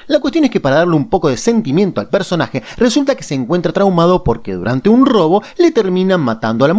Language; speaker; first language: Spanish; native; Spanish